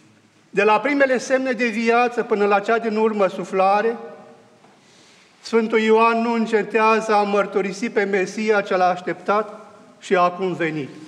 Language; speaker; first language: Romanian; native; Romanian